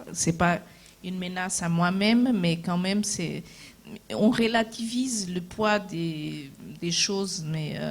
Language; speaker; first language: French; non-native, fluent; Portuguese